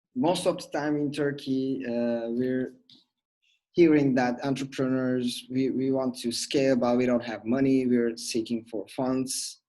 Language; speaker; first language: English; non-native, fluent; Turkish